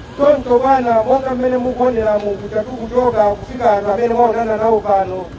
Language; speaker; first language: Nyanja; native; Nyanja